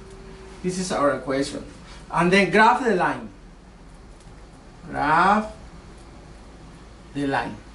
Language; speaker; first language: English; non-native, learner; Spanish